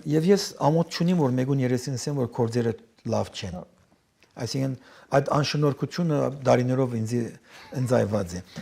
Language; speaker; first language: Armenian; early bilingual, heritage; Armenian